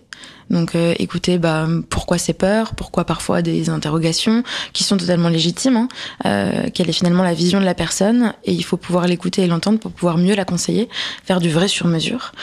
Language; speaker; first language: French; native; French